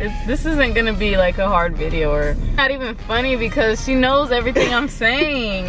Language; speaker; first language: English; early bilingual, other home language; Spanish